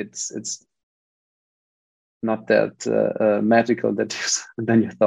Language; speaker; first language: English; non-native, fluent; German